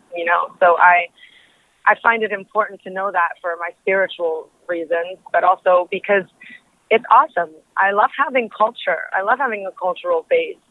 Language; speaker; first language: English; early bilingual, other home language; Spanish